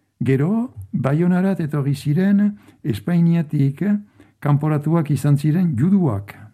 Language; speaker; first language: Basque; native; Basque